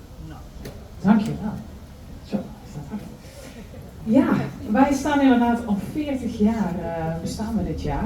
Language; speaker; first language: Dutch; native; Dutch